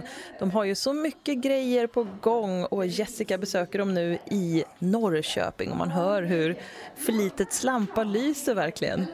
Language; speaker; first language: Swedish; native; Swedish